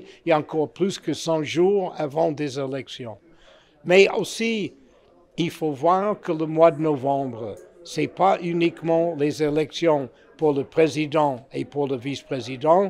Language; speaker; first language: French; non-native, fluent; English